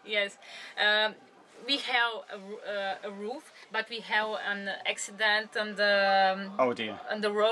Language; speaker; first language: English; non-native, learner; Slovenian